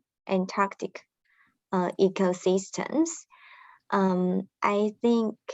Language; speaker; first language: English; non-native, learner; Chinese